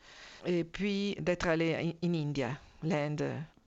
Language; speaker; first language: French; non-native, fluent; Italian